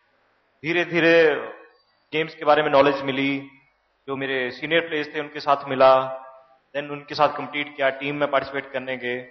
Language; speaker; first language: Hindi; native; Hindi